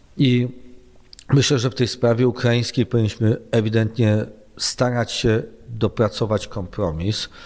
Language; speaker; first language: Polish; native; Polish